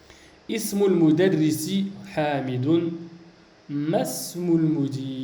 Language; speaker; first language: Arabic; non-native, fluent; French